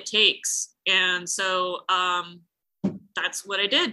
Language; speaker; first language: English; native; English